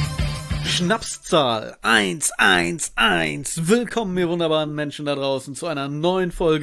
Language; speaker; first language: German; native; German